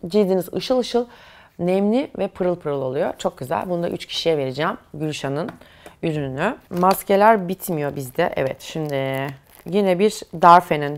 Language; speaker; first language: Turkish; native; Turkish